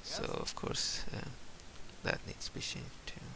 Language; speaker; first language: English; non-native, fluent; Swedish